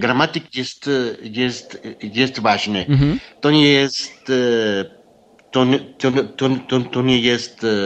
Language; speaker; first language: Polish; non-native, learner; Spanish